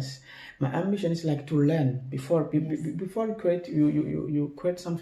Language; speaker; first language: English; non-native, learner; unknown